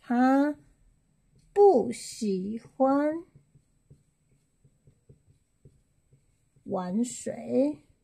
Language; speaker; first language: Chinese; non-native, learner; English